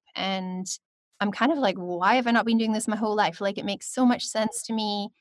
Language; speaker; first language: English; native; English